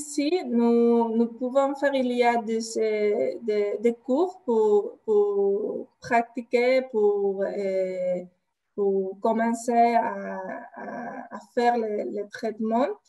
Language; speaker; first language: French; non-native, fluent; Spanish